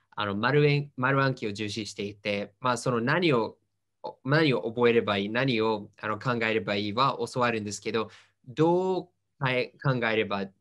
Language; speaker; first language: Japanese; non-native, fluent; English